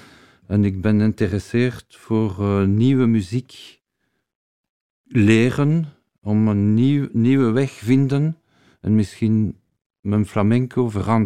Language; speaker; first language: Dutch; non-native, fluent; Spanish